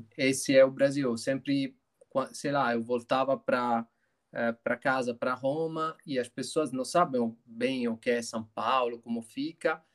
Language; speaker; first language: Portuguese; non-native, fluent; Italian